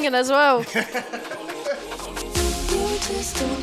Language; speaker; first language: English; native; English